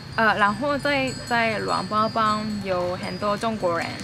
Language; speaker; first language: Chinese; non-native, learner; Japanese